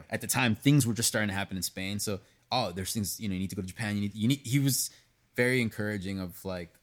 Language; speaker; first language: English; early bilingual, other home language; Spanish